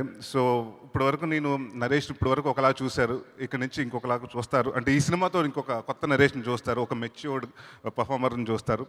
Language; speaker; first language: Telugu; native; Telugu